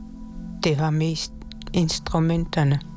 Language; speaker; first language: Danish; non-native, local second language; Kalaallisut